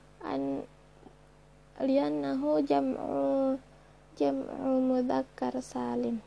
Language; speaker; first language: Arabic; non-native, learner; Indonesian